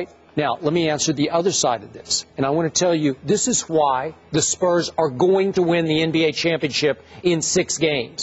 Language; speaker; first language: English; native; English